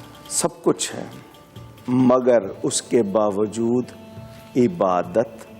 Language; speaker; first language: Urdu; native; Urdu